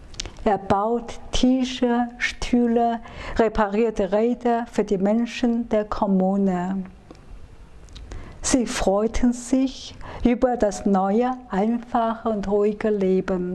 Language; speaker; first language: German; non-native, fluent; Chinese